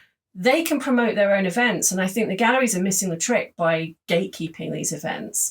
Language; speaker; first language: English; native; English